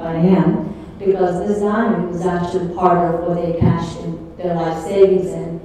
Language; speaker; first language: English; early bilingual, other home language; Czech